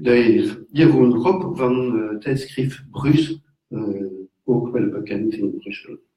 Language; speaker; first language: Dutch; non-native, learner; French